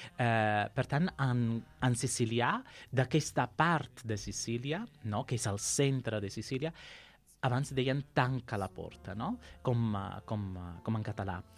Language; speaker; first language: Catalan; non-native, fluent; Sicilian